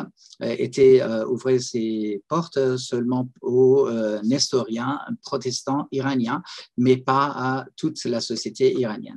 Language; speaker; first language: French; non-native, fluent; Persian